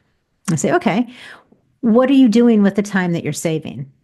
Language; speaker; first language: English; native; English